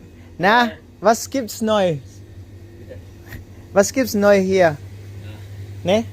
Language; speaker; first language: German; non-native, learner; Filipino